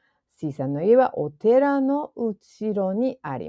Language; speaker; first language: Japanese; non-native, fluent; English